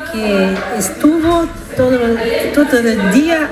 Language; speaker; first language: Spanish; non-native, learner; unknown